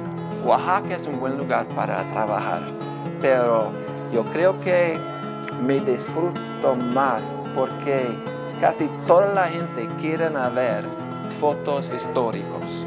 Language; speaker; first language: Spanish; non-native, learner; English